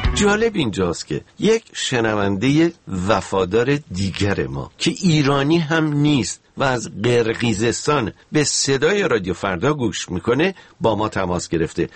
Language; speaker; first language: Persian; native; Persian